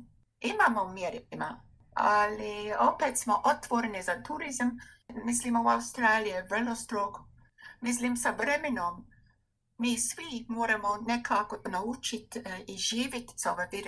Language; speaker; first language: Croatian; non-native, fluent; English